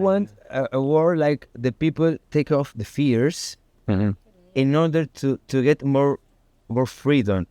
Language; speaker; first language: English; non-native, learner; Spanish